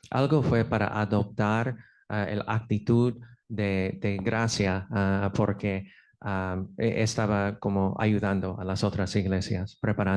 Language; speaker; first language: Spanish; non-native, fluent; English